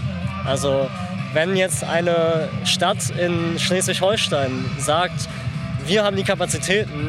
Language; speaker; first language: German; native; German